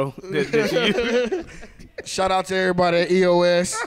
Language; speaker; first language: English; native; English